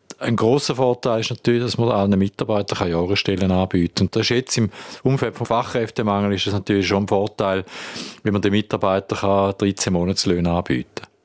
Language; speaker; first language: German; native; German